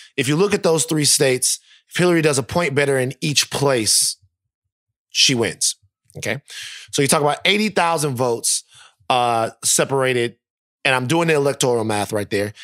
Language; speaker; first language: English; native; English